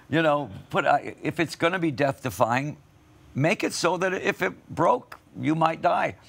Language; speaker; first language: English; native; English